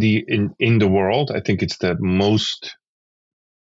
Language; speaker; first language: English; non-native, fluent; Swiss German